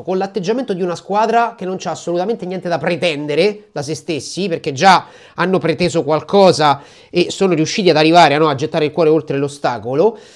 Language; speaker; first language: Italian; native; Italian